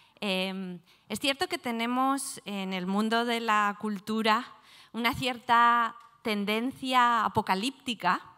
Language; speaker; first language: Spanish; native; Spanish